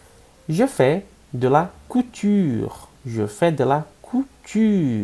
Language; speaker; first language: French; non-native, fluent; Portuguese